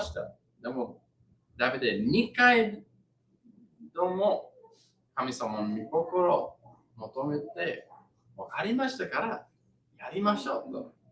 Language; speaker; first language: Japanese; non-native, learner; English